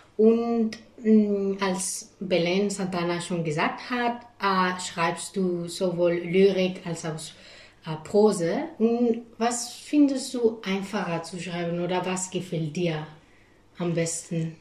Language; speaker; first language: German; non-native, fluent; Spanish